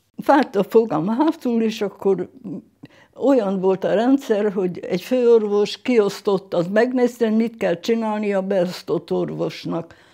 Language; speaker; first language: Hungarian; non-native, local second language; German